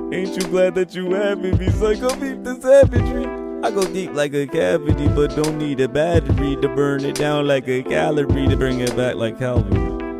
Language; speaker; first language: English; native; English